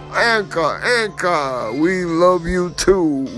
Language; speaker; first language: English; early bilingual, other home language; Spanish